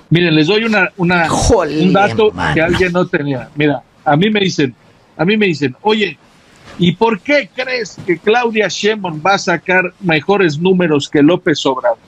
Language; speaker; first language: Spanish; native; Spanish